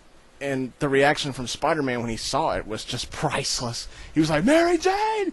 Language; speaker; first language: English; native; English